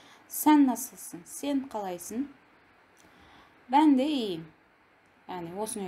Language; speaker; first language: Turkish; non-native, fluent; Kazakh